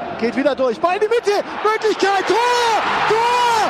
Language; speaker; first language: German; native; German